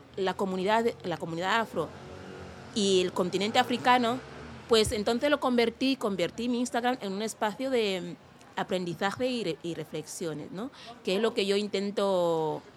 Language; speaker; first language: Spanish; non-native, local second language; Fang